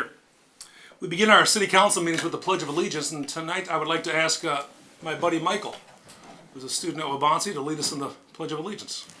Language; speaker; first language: English; native; English